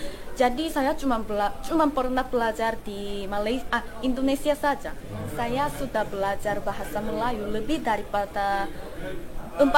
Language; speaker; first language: Indonesian; non-native, fluent; Chinese